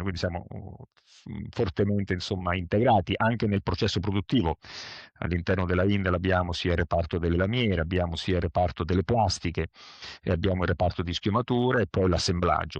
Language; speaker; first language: Italian; native; Italian